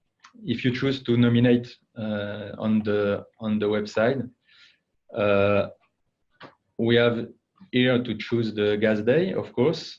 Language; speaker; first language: English; non-native, fluent; French